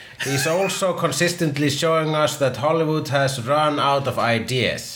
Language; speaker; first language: English; non-native, fluent; Icelandic